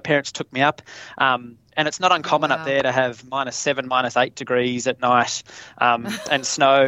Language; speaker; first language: English; native; English